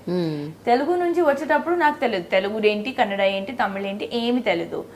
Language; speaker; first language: Telugu; non-native, local second language; Hindi